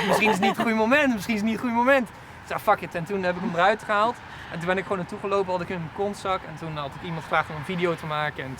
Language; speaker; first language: Dutch; native; Dutch